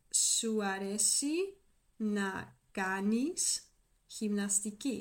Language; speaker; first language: Greek; non-native, learner; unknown